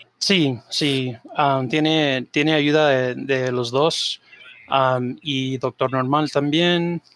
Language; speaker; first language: Spanish; early bilingual, heritage; Spanish